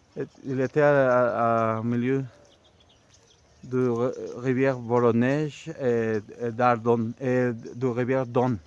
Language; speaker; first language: French; non-native, fluent; Spanish